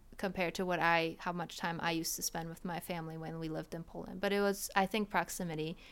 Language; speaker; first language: English; early bilingual, other home language; Polish